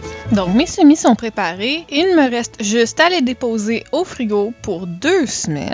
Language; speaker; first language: French; native; French